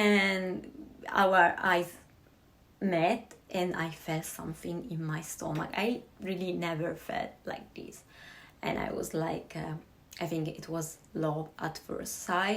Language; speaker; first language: English; non-native, fluent; Italian